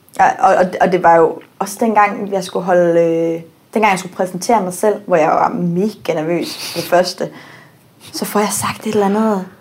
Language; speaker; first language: Danish; early bilingual, heritage; English